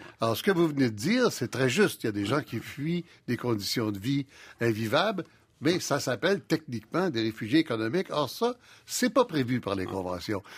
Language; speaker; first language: French; native; French